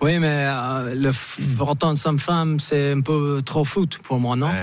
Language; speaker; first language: French; non-native, fluent; English